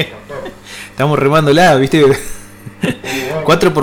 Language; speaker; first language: Spanish; native; Spanish